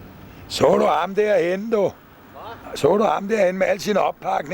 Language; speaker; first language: Danish; native; Danish